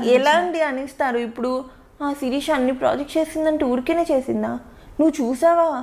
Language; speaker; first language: Telugu; native; Telugu